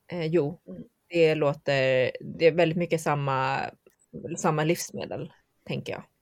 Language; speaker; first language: Swedish; early bilingual, heritage; Chinese